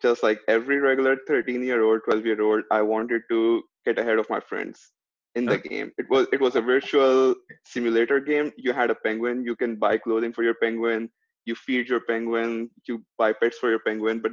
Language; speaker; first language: English; non-native, local second language; Urdu